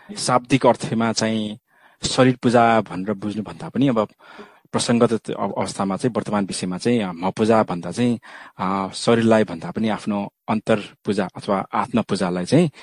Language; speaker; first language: Nepali; non-native, local second language; Newari